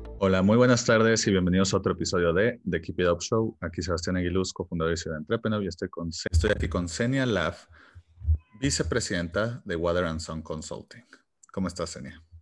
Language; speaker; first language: Spanish; native; Spanish